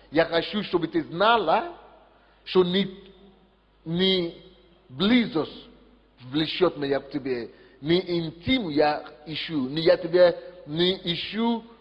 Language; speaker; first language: Russian; non-native, fluent; Yoruba